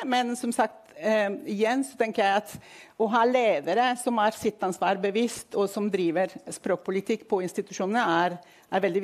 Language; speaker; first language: Norwegian; non-native, fluent; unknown